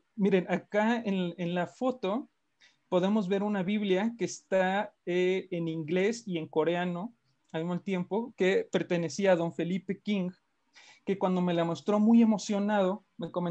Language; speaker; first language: Spanish; native; Spanish